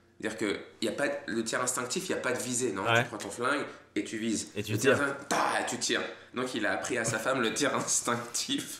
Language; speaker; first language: French; native; French